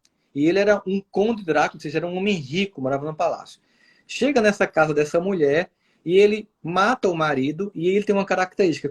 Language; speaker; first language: Portuguese; native; Portuguese